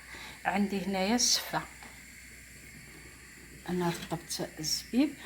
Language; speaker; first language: Arabic; native; Arabic